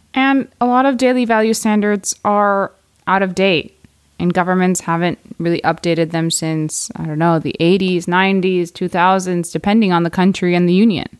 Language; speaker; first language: English; native; English